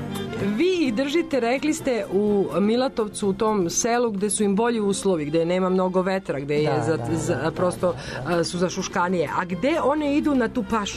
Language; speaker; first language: Serbian; native; Serbian